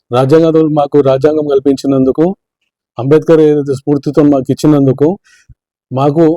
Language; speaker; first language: Telugu; non-native, local second language; Lambadi